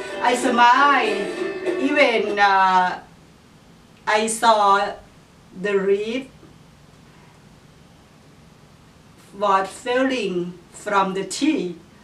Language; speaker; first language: English; non-native, learner; Thai